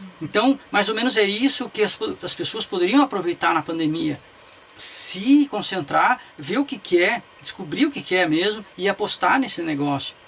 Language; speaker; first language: Portuguese; native; Portuguese